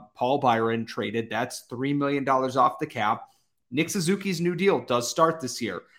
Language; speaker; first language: English; native; English